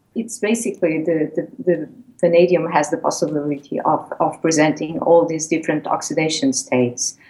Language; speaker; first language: English; non-native, fluent; Portuguese